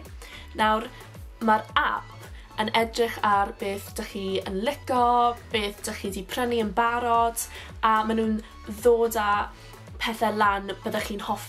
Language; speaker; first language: Welsh; non-native, local second language; English